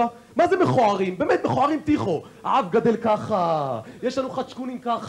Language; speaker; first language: Hebrew; native; Hebrew